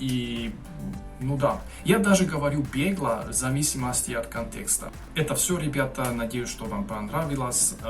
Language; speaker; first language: Russian; non-native, fluent; Hungarian